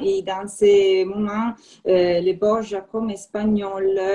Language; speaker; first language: French; non-native, learner; Italian